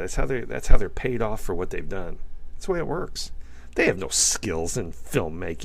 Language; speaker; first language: English; native; English